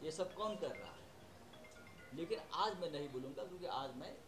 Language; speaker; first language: Hindi; non-native, local second language; Marathi